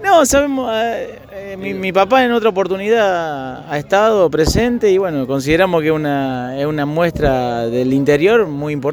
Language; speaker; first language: Spanish; native; Spanish